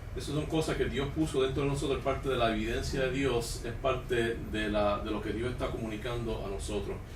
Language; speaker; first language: Spanish; early bilingual, heritage; Spanish